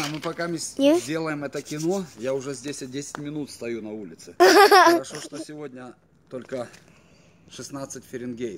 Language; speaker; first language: Russian; native; Russian